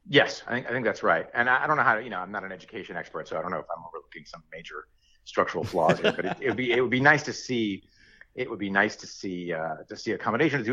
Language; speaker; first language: English; early bilingual, other home language; French